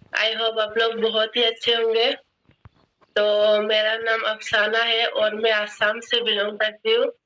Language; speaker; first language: Hindi; non-native, local second language; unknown